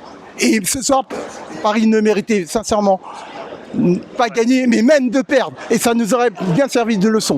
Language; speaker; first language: French; native; French